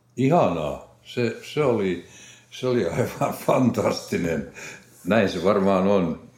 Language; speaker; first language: Finnish; non-native, local second language; Swedish